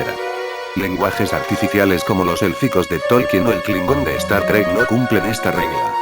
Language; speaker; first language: Spanish; native; Spanish